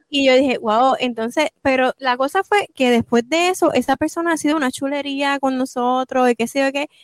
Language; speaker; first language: Spanish; native; Spanish